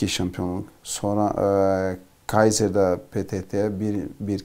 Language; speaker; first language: Turkish; non-native, learner; Portuguese